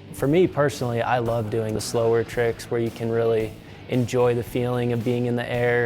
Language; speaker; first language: English; native; English